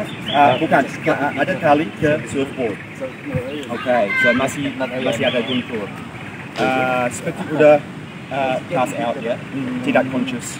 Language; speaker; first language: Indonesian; non-native, learner; English